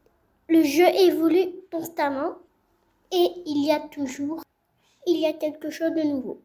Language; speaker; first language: French; native; French